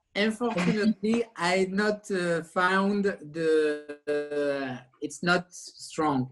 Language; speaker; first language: English; non-native, learner; French